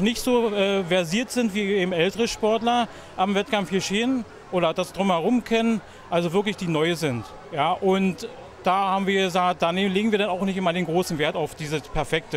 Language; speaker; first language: German; native; German